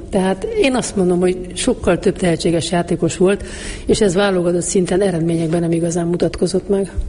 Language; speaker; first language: Hungarian; native; Hungarian